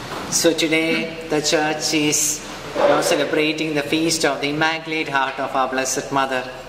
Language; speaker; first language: English; non-native, local second language; Malayalam